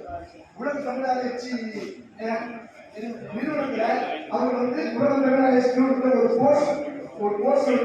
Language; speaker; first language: Tamil; native; Tamil